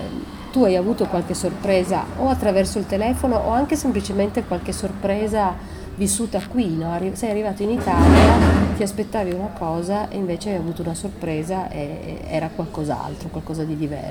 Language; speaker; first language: Italian; native; Italian